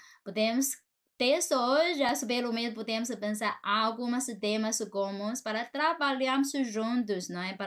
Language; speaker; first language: Portuguese; non-native, fluent; Chinese